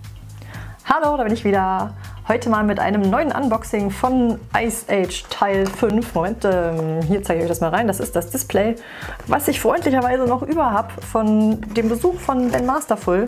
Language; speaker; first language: German; native; German